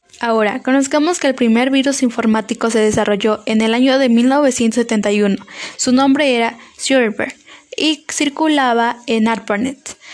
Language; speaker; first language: Spanish; native; Spanish